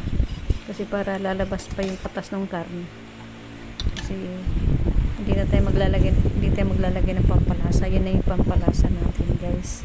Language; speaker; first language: Filipino; native; Filipino